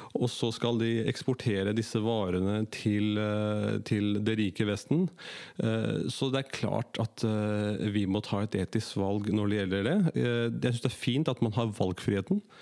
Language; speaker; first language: Norwegian; early bilingual, other home language; Urdu